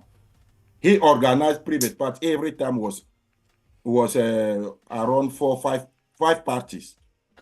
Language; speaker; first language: English; non-native, learner; French